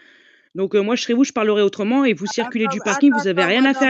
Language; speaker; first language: French; native; French